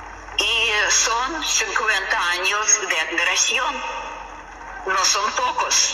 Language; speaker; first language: Spanish; non-native, learner; Russian